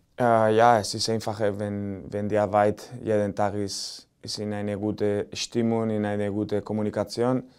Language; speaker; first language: German; non-native, learner; Spanish